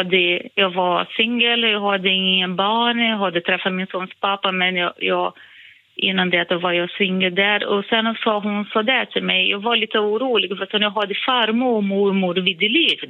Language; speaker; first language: Swedish; non-native, fluent; Portuguese